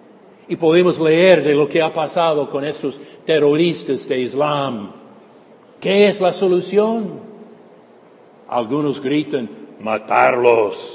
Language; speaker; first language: Spanish; non-native, fluent; English